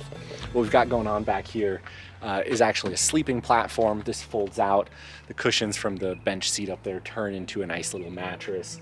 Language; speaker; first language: English; native; English